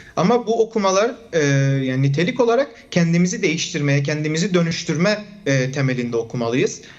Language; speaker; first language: Turkish; non-native, local second language; Kurdish